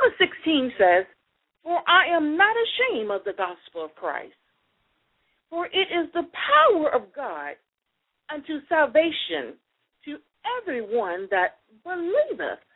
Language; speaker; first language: English; native; English